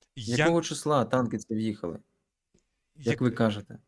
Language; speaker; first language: Ukrainian; non-native, local second language; Russian